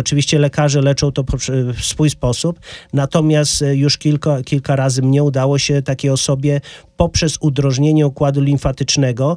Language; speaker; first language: Polish; native; Polish